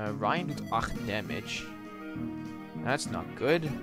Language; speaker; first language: English; non-native, fluent; Dutch